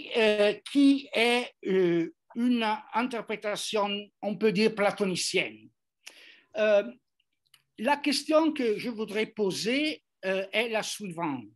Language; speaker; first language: French; non-native, fluent; Italian